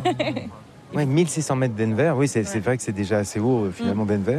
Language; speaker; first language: French; native; French